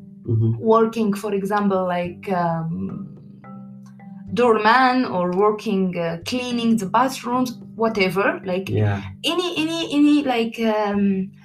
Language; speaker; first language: English; non-native, learner; Arabic